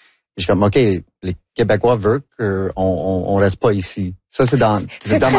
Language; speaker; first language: French; non-native, local second language; English